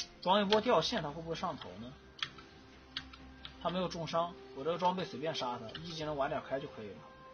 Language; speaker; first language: Chinese; native; Chinese